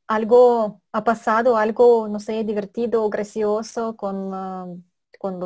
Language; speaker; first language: Spanish; non-native, fluent; Russian